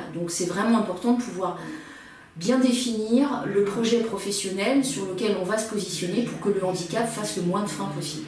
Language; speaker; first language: French; native; French